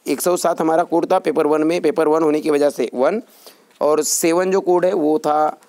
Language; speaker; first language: Hindi; non-native, local second language; Marathi